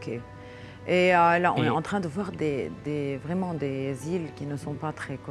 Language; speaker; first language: French; non-native, local second language; Arabic